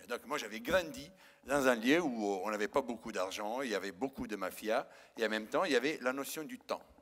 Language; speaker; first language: French; non-native, fluent; Italian